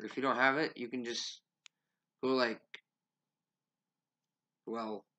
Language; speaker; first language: English; native; English